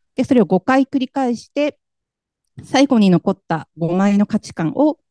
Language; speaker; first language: Japanese; native; Japanese